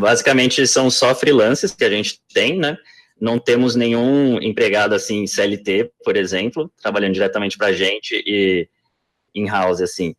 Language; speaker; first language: Portuguese; native; Portuguese